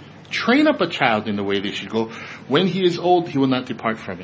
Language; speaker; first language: English; native; English